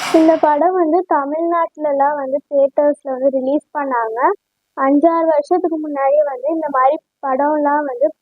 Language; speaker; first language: Tamil; native; Tamil